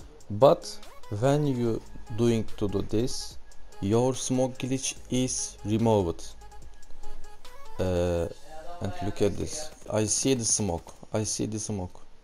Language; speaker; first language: English; non-native, learner; Turkish